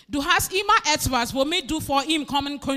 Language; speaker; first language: German; non-native, fluent; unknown